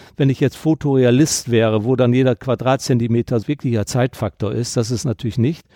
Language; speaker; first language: German; native; German